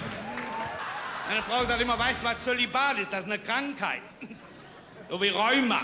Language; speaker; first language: German; native; German